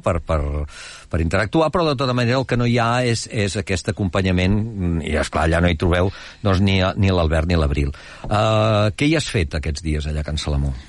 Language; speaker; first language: Catalan; native; Catalan